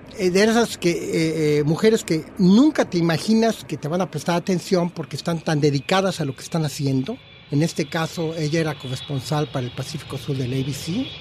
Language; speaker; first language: Spanish; native; Spanish